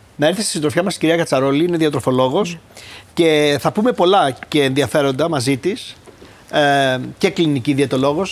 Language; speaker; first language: Greek; native; Greek